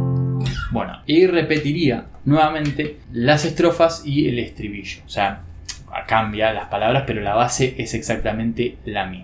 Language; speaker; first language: Spanish; native; Spanish